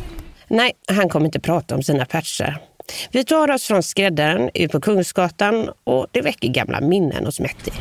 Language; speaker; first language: Swedish; native; Swedish